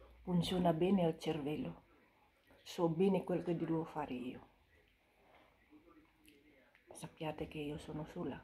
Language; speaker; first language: Italian; non-native, fluent; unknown